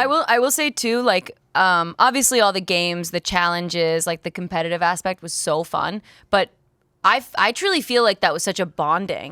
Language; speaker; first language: English; native; English